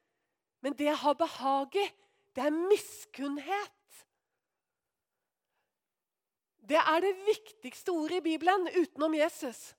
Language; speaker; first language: Norwegian; native; Norwegian